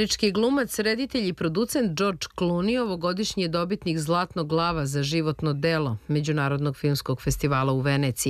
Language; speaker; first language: Serbian; native; Serbian